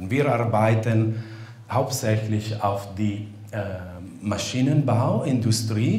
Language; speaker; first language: German; non-native, fluent; Italian